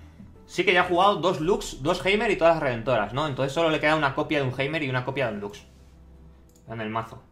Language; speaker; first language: Spanish; native; Spanish